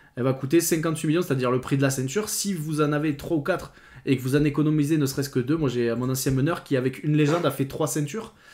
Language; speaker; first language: French; native; French